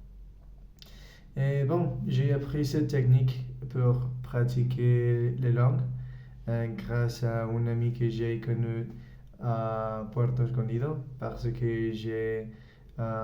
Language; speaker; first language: French; non-native, learner; Spanish